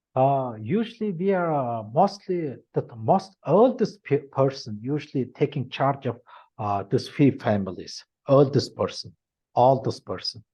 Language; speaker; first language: English; non-native, learner; Mongolian